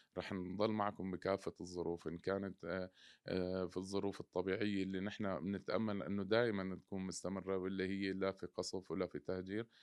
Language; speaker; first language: Arabic; native; Arabic